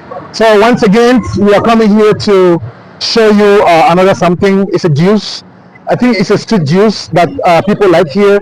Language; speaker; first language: English; non-native, fluent; French